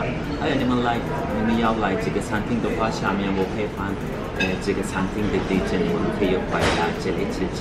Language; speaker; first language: Chinese; non-native, learner; Turkish